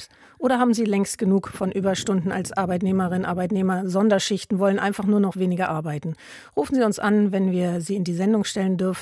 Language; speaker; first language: German; native; German